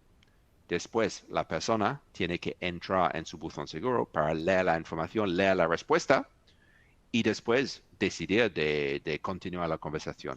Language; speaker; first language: Spanish; non-native, fluent; English